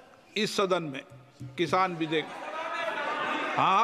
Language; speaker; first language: Hindi; native; Hindi